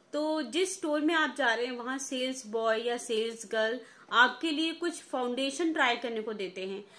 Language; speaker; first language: Hindi; native; Hindi